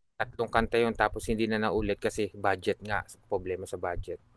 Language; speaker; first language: Filipino; native; Filipino